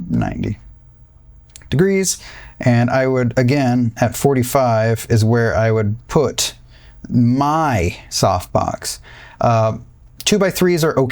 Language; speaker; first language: English; native; English